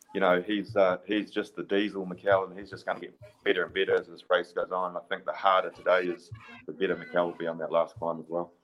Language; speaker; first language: English; native; English